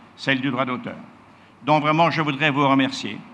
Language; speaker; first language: French; native; French